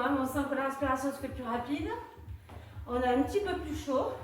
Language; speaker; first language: French; native; French